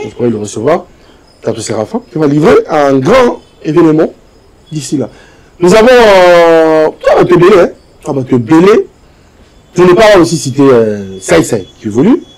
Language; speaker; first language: French; non-native, local second language; Lingala